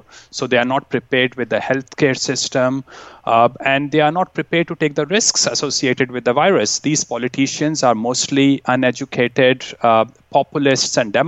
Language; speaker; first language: English; non-native, local second language; Hindi